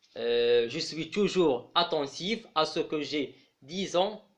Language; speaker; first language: French; non-native, local second language; Arabic